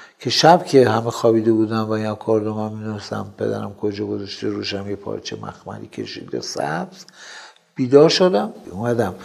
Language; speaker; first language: Persian; non-native, local second language; Azerbaijani